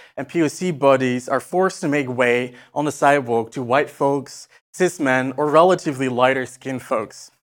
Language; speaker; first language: English; non-native, fluent; Dutch